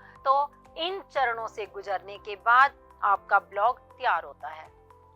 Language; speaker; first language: Hindi; native; Hindi